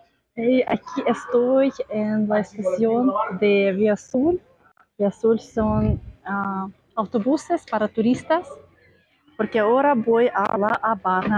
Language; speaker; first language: Spanish; non-native, fluent; Russian